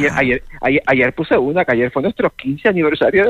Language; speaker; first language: Spanish; native; Spanish